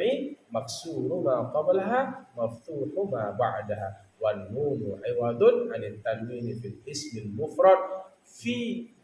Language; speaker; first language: Arabic; non-native, fluent; Indonesian